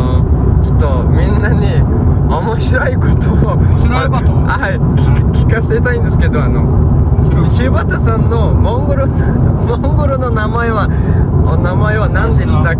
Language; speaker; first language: Japanese; non-native, fluent; Mongolian